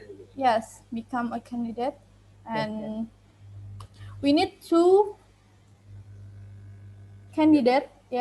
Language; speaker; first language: English; non-native, learner; Indonesian